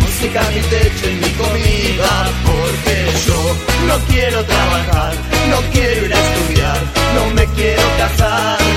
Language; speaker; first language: Spanish; native; Spanish